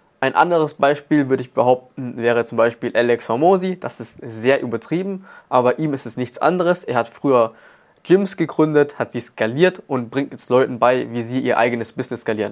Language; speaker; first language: German; native; German